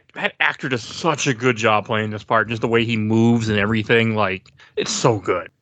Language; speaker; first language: English; native; English